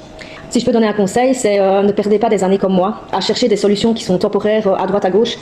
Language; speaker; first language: French; native; French